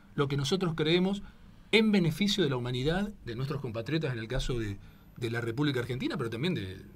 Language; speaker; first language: Spanish; native; Spanish